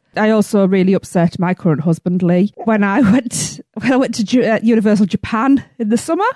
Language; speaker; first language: English; native; English